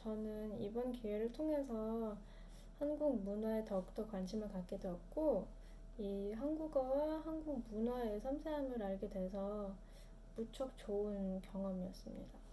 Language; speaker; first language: Korean; early bilingual, heritage; Korean